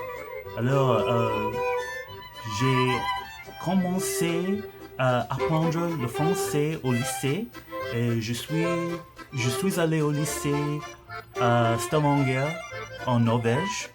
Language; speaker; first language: French; non-native, learner; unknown